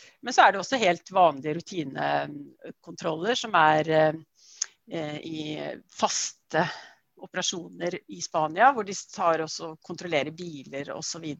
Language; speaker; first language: Norwegian; native; Norwegian